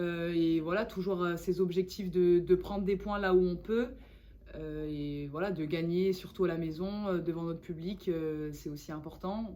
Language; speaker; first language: French; native; French